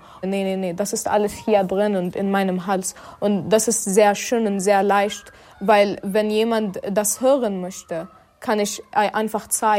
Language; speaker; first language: German; non-native, fluent; Arabic